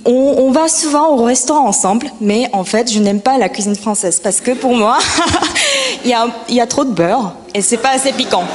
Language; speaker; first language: French; non-native, fluent; Korean